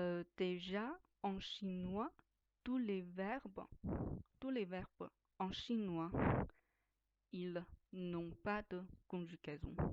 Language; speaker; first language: French; non-native, fluent; Chinese